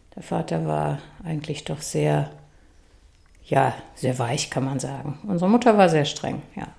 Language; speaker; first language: German; native; German